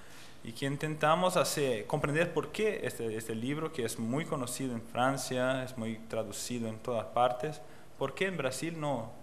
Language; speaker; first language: Spanish; non-native, fluent; Portuguese